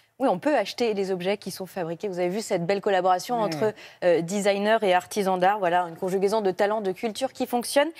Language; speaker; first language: French; native; French